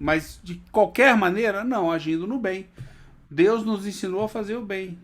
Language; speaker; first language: Portuguese; native; Portuguese